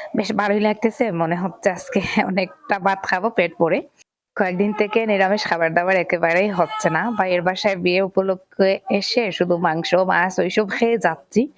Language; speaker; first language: Bangla; native; Bangla